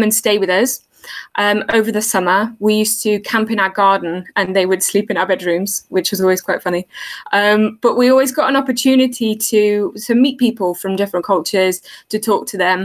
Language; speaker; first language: English; native; English